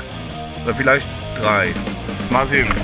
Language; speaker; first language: German; non-native, learner; French